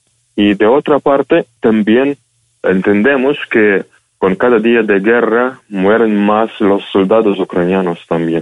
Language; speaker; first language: Spanish; non-native, fluent; Ukrainian